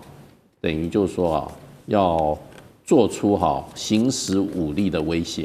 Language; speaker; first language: Chinese; native; Chinese